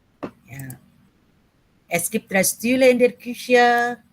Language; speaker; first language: German; non-native, fluent; Indonesian